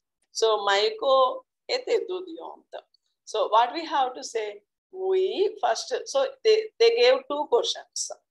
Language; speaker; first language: English; non-native, local second language; Telugu